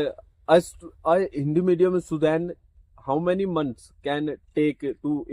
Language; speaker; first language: English; non-native, learner; Hindi